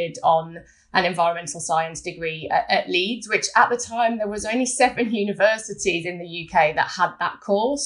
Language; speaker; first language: English; native; English